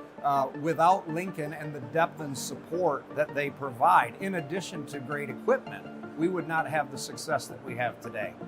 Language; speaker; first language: English; native; English